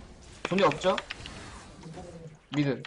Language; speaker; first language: Korean; native; Korean